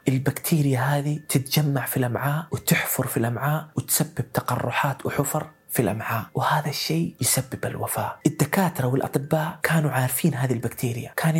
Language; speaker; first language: Arabic; native; Arabic